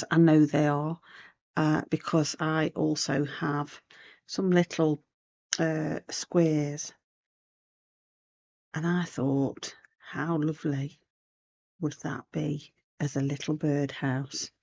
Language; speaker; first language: English; native; English